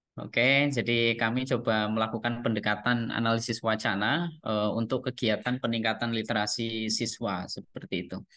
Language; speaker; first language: Indonesian; non-native, local second language; Javanese